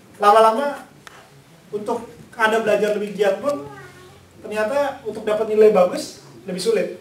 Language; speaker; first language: Indonesian; native; Indonesian